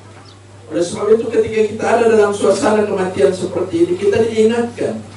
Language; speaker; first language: Indonesian; native; Indonesian